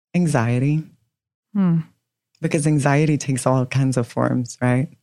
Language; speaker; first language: English; non-native, fluent; Swedish